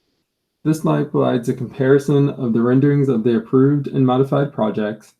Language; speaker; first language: English; native; English